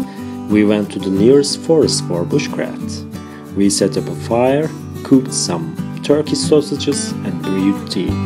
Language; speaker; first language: English; non-native, fluent; Turkish